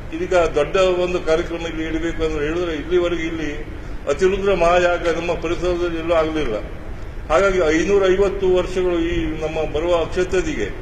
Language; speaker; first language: Kannada; non-native, local second language; Konkani